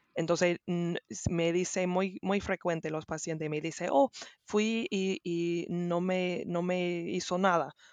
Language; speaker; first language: Spanish; non-native, learner; English